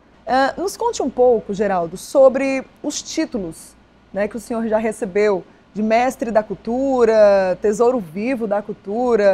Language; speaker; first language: Portuguese; native; Portuguese